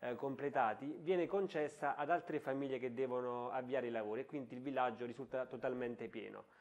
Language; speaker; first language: Italian; native; Italian